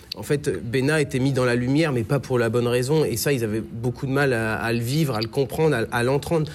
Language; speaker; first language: French; native; French